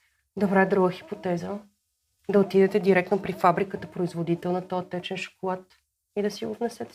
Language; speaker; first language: Bulgarian; native; Bulgarian